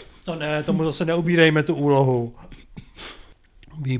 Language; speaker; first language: Czech; native; Czech